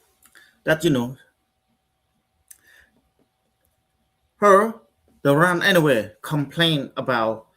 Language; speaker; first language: English; non-native, learner; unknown